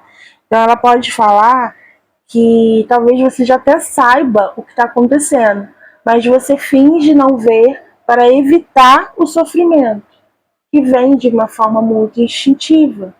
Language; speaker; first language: Portuguese; native; Portuguese